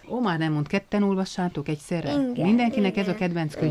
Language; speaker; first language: Hungarian; native; Hungarian